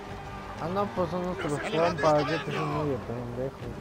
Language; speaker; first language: Spanish; native; Spanish